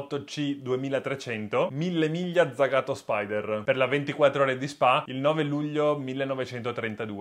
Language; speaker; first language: Italian; native; Italian